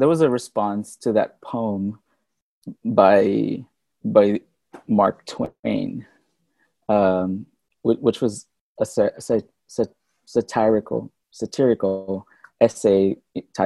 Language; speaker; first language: English; non-native, local second language; Filipino